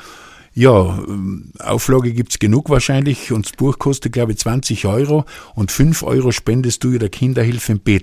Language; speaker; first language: German; native; German